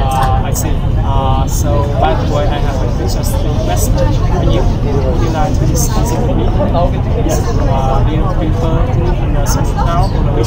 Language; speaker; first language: English; non-native, learner; Vietnamese